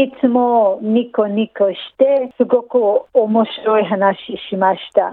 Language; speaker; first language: Japanese; non-native, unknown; English